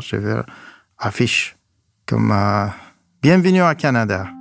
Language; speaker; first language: French; non-native, fluent; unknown